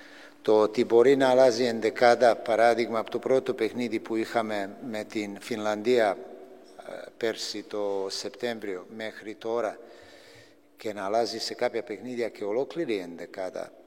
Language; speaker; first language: Greek; non-native, fluent; Serbian